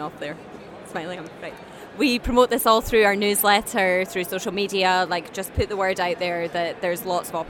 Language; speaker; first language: English; native; English